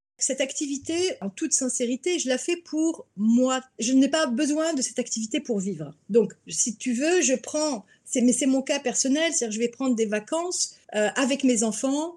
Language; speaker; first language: French; native; French